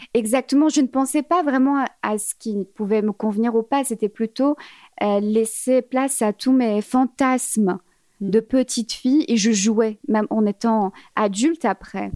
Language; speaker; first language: French; early bilingual, other home language; Arabic